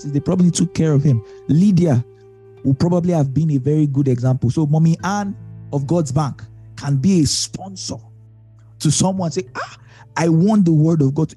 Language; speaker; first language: English; native; English